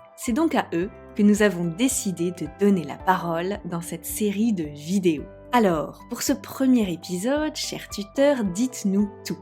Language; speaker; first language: French; native; French